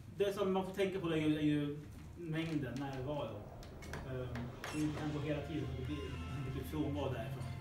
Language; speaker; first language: Swedish; native; Swedish